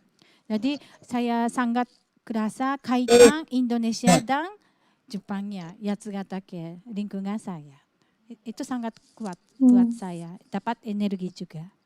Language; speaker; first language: Indonesian; non-native, fluent; Japanese